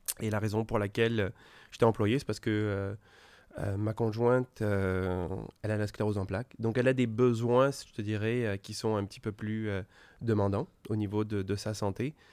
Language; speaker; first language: French; native; French